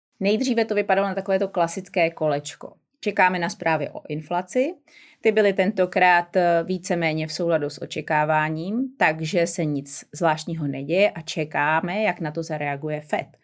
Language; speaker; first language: Czech; native; Czech